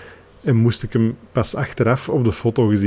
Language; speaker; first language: Dutch; native; Dutch